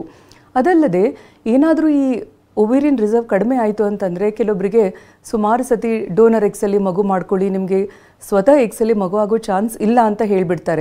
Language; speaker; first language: Kannada; native; Kannada